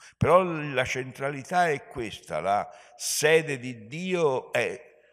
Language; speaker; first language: Italian; native; Italian